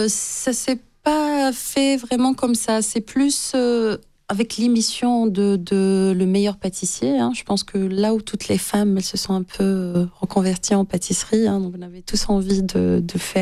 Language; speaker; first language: French; non-native, local second language; Arabic